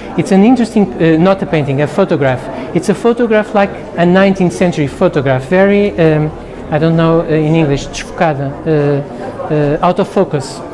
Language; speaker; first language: English; non-native, fluent; Portuguese